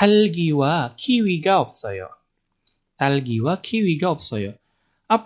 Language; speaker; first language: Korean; non-native, fluent; Indonesian